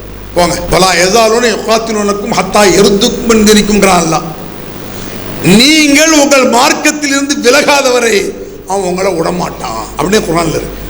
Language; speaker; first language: Tamil; native; Tamil